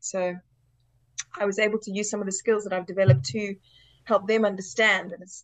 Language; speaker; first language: English; native; English